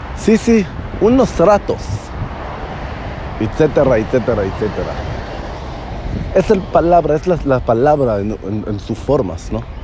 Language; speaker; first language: Spanish; non-native, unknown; Hebrew